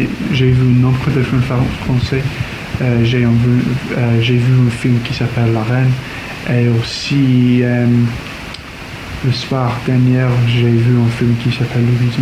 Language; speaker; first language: French; non-native, learner; English